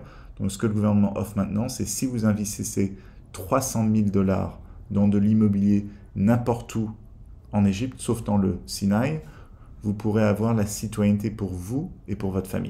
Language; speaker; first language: French; native; French